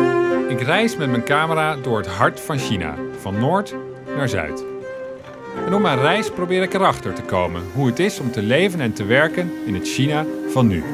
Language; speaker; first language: Dutch; native; Dutch